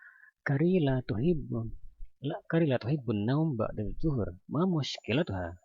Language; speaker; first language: Arabic; non-native, learner; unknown